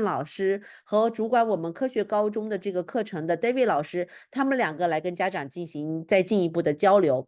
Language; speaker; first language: Chinese; native; Chinese